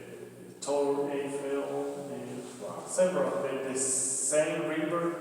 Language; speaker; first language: English; non-native, learner; Spanish